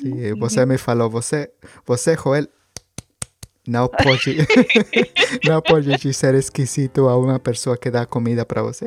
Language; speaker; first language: Portuguese; non-native, learner; Spanish